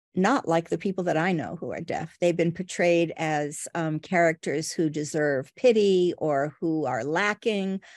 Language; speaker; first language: English; early bilingual, other home language; Portuguese